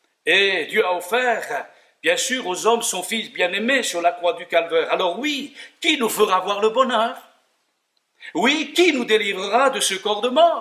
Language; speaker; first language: French; native; French